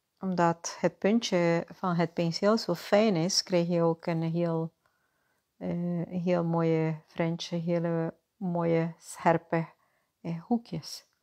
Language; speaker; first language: Dutch; non-native, fluent; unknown